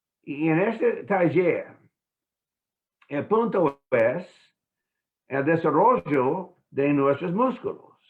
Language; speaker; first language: Spanish; non-native, fluent; English